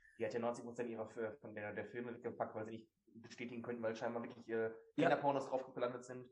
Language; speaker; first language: German; native; German